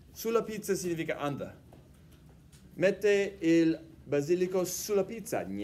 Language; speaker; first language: Italian; non-native, fluent; English